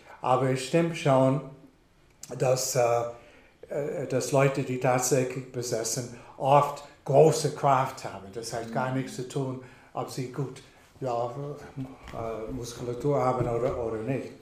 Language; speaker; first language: German; non-native, fluent; English